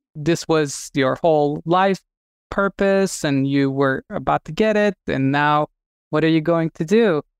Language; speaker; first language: English; non-native, fluent; Turkish